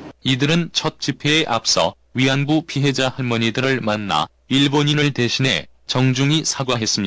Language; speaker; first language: Korean; native; Korean